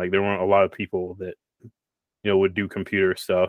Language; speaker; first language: English; native; English